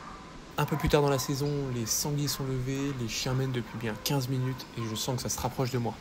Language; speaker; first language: French; native; French